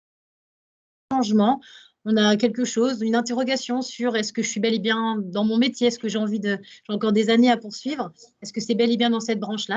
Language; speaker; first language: French; native; French